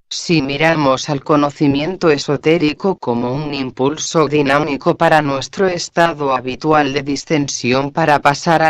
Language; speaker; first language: Spanish; native; Spanish